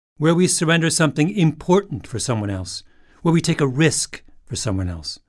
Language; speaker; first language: English; native; English